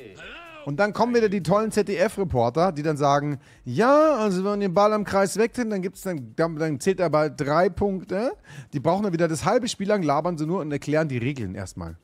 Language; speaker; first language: German; native; German